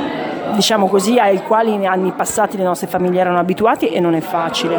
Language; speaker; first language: Italian; native; Italian